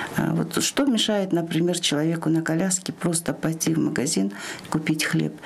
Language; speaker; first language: Russian; non-native, local second language; Kyrgyz